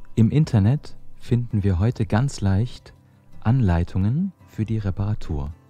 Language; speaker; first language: German; non-native, fluent; Persian